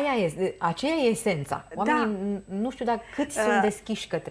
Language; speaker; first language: Romanian; native; Romanian